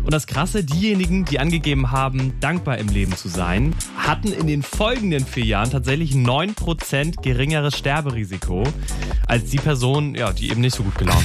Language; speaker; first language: German; native; German